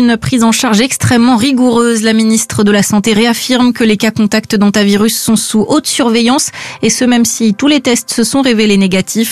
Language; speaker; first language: French; native; French